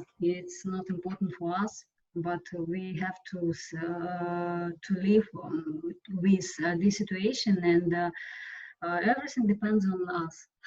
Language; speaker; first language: English; non-native, learner; Russian